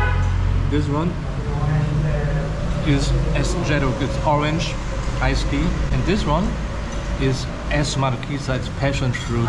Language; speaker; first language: English; non-native, fluent; German